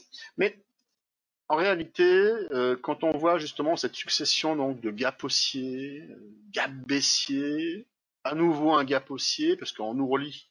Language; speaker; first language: French; native; French